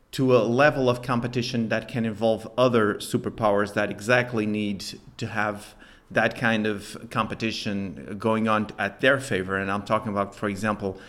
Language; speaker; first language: English; non-native, fluent; Spanish